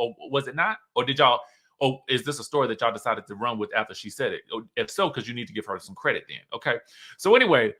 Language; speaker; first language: English; native; English